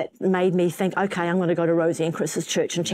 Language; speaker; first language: English; native; English